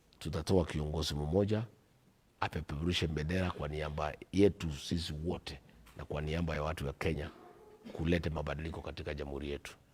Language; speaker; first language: Swahili; non-native, local second language; Kikuyu